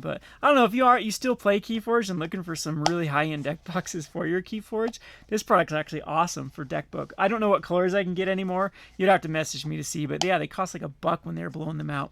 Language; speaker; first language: English; native; English